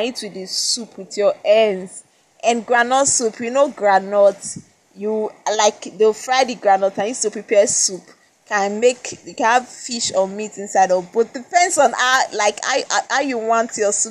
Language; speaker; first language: English; non-native, local second language; Esan